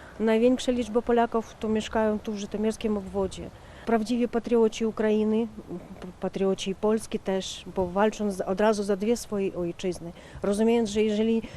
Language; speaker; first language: Polish; non-native, fluent; Ukrainian